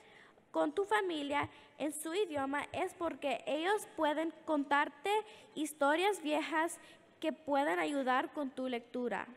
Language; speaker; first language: Spanish; early bilingual, heritage; English